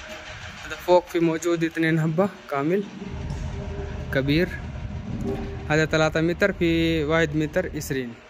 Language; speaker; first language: Arabic; non-native, learner; Hindi